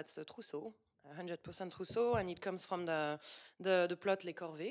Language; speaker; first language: English; non-native, fluent; French